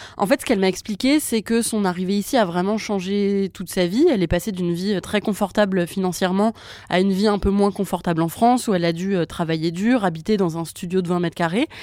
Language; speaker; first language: French; native; French